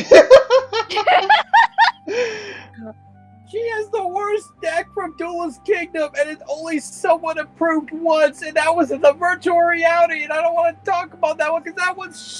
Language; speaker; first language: English; native; English